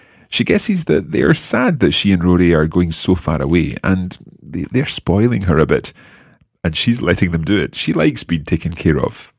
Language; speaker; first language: English; native; English